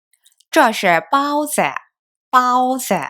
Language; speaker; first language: Chinese; non-native, fluent; Korean